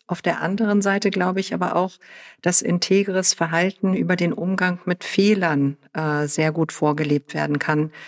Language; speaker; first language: German; native; German